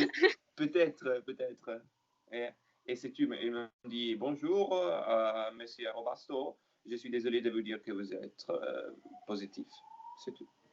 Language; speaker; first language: French; non-native, learner; Italian